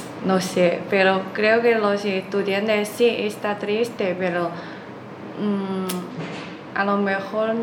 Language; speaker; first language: Spanish; non-native, learner; Chinese